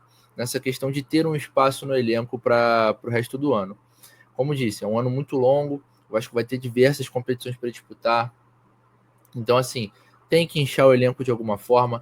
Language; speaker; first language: Portuguese; native; Portuguese